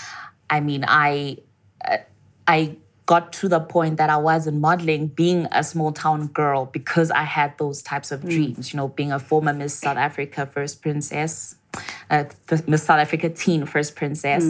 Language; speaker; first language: English; non-native, local second language; Zulu